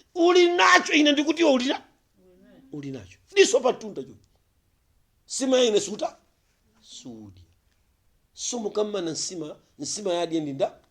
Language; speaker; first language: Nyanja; native; Nyanja